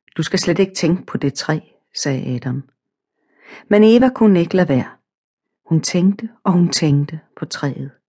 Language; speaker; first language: Danish; native; Danish